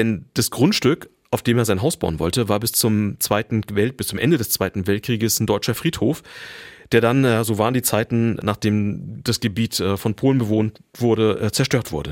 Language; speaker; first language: German; native; German